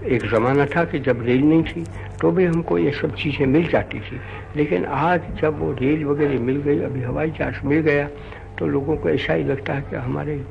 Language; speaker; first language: Hindi; non-native, local second language; Gujarati